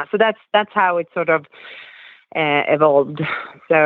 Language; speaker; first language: English; non-native, fluent; Swedish